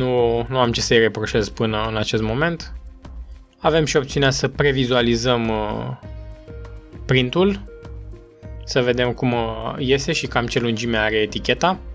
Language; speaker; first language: Romanian; native; Romanian